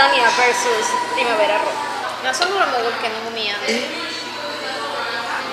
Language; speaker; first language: Korean; non-native, learner; Spanish